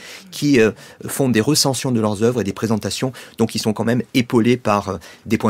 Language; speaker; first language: French; native; French